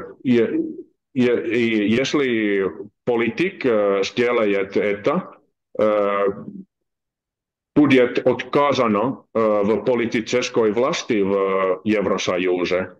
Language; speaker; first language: Russian; non-native, learner; Finnish